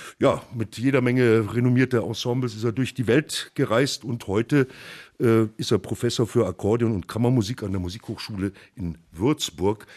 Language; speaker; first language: German; native; German